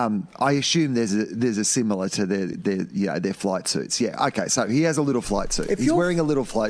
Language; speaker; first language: English; native; English